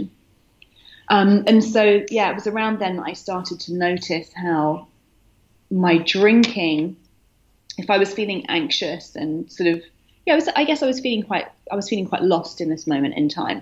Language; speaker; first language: English; native; English